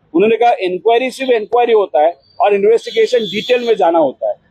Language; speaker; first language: Hindi; non-native, local second language; Marathi